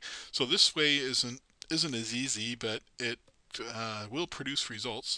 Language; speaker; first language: English; native; English